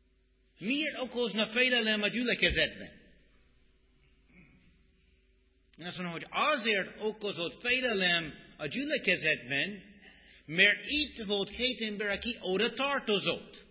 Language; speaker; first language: Hungarian; non-native, fluent; English